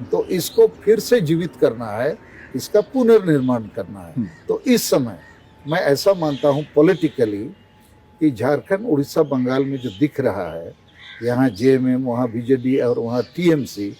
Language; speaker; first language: Hindi; non-native, local second language; Santali